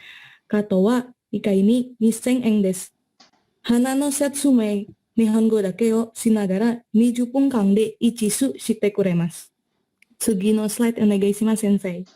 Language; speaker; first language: Japanese; non-native, learner; Indonesian